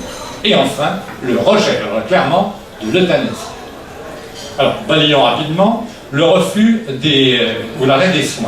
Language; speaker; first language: French; native; French